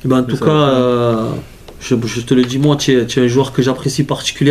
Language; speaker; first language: French; native; French